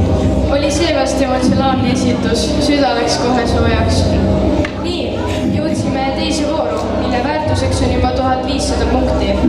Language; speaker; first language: Estonian; native; Estonian